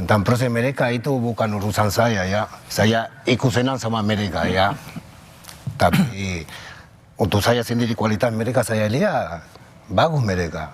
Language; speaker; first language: Indonesian; non-native, local second language; Spanish